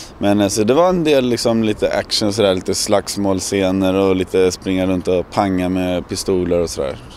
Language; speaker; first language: Swedish; native; Swedish